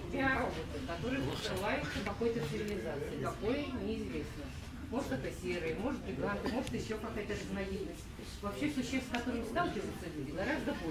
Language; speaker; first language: Russian; native; Russian